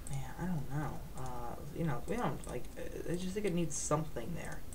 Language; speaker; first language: English; native; English